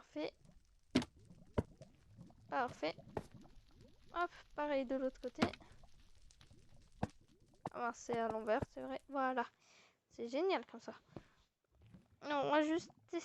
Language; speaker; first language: French; native; French